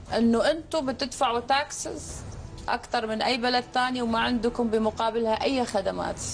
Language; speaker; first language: Arabic; native; Arabic